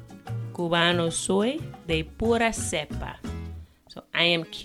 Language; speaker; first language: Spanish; non-native, fluent; English